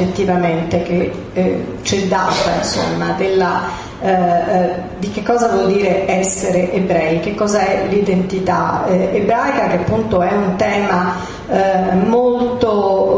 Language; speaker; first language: Italian; native; Italian